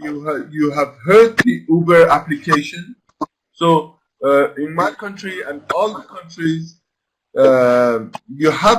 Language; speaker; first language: English; non-native, fluent; Persian